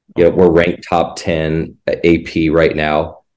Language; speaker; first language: English; native; English